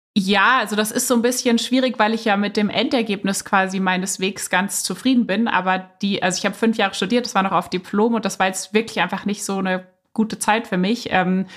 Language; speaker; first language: German; native; German